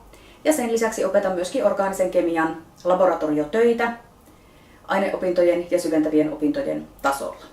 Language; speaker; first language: Finnish; native; Finnish